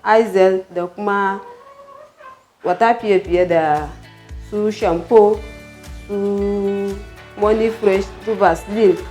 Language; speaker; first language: Hausa; non-native, local second language; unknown